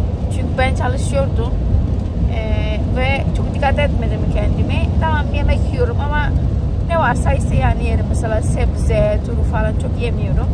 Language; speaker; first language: Turkish; non-native, learner; Indonesian